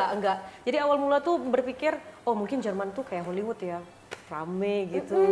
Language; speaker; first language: Indonesian; native; Indonesian